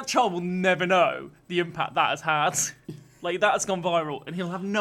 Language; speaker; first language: English; native; English